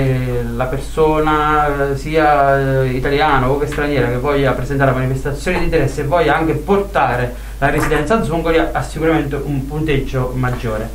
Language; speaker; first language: Italian; native; Italian